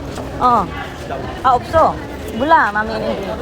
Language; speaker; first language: Korean; non-native, learner; Filipino